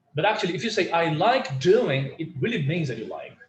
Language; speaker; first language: English; non-native, fluent; Portuguese